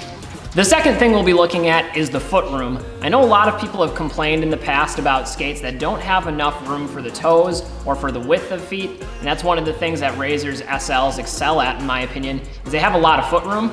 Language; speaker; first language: English; native; English